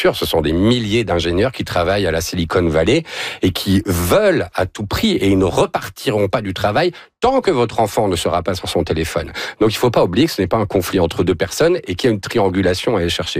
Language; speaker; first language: French; native; French